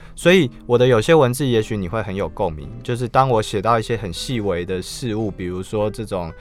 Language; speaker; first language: Chinese; native; Chinese